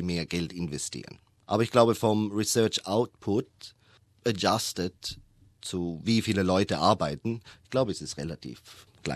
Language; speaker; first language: German; native; German